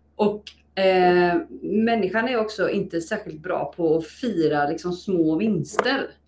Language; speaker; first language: Swedish; native; Swedish